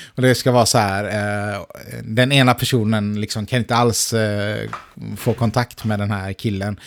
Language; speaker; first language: Swedish; native; Swedish